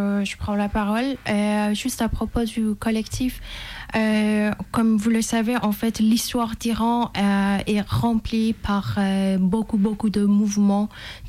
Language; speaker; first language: French; non-native, fluent; Persian